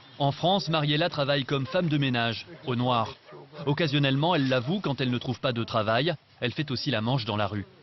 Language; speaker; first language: French; native; French